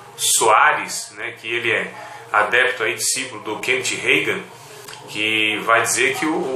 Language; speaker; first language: Portuguese; native; Portuguese